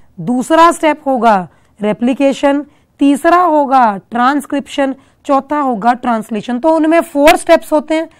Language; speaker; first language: Hindi; non-native, local second language; Punjabi